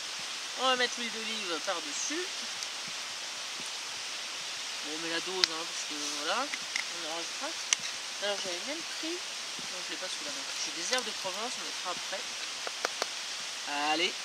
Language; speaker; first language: French; native; French